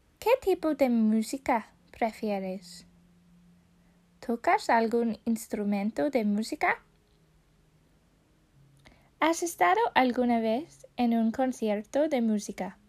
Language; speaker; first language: Spanish; non-native, fluent; English